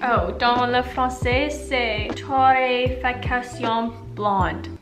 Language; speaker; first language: French; non-native, local second language; English